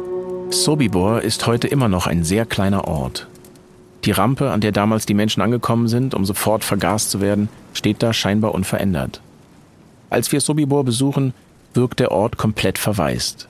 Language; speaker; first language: German; native; German